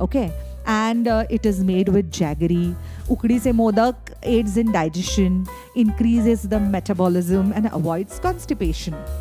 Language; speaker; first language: English; non-native, local second language; Marathi